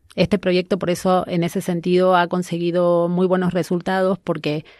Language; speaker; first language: Spanish; native; Spanish